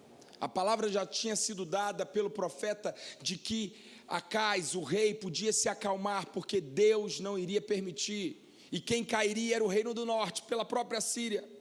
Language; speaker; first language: Portuguese; native; Portuguese